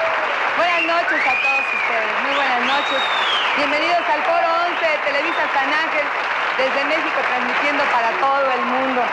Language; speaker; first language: Spanish; native; Spanish